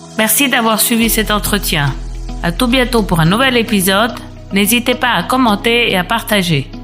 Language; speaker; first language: French; native; French